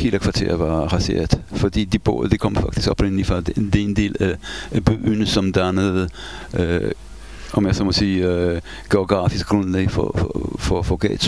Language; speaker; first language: Danish; non-native, fluent; Polish